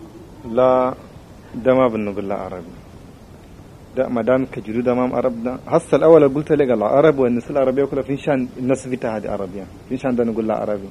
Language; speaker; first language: Arabic; native; Arabic